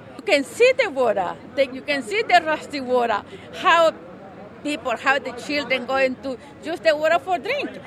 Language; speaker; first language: English; non-native, learner; Spanish